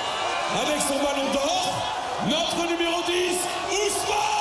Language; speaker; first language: French; native; French